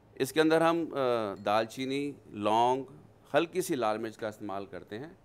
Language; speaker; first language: Hindi; native; Hindi